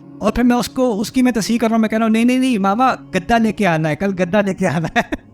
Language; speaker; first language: Urdu; early bilingual, heritage; Urdu